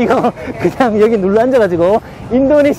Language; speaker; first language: Korean; native; Korean